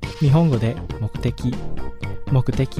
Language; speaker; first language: Japanese; non-native, fluent; Indonesian